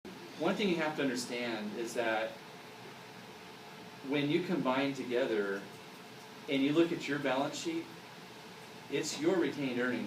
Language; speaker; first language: English; native; English